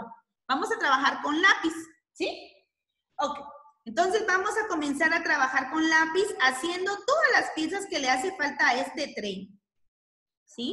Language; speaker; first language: Spanish; native; Spanish